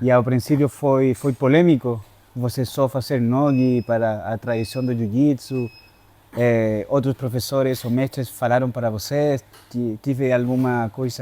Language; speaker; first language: Portuguese; non-native, fluent; Spanish